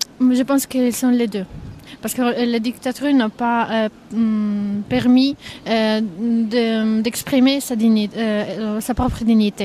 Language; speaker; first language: French; non-native, fluent; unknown